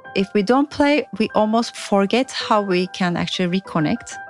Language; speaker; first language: English; non-native, fluent; Turkish